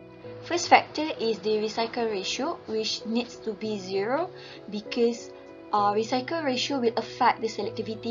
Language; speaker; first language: English; non-native, local second language; Malay